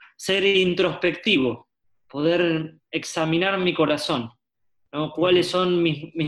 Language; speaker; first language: Spanish; native; Spanish